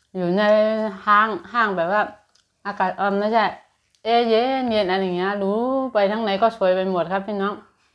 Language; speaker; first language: Thai; native; Thai